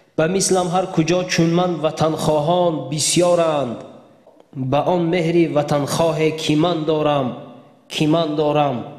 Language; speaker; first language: Tajik; native; Tajik